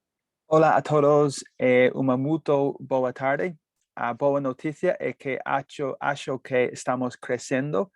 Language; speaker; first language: Portuguese; non-native, learner; English